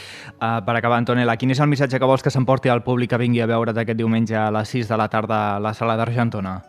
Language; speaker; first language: Catalan; native; Catalan